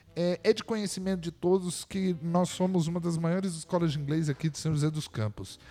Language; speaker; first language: Portuguese; native; Portuguese